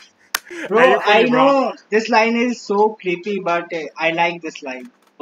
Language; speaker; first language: English; non-native, local second language; Hindi